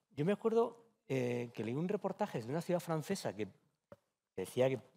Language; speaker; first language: Spanish; native; Spanish